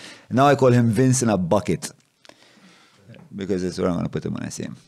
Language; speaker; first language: English; non-native, local second language; Maltese